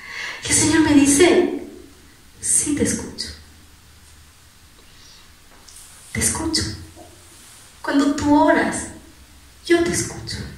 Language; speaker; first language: Spanish; native; Spanish